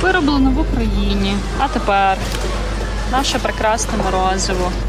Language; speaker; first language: Ukrainian; native; Ukrainian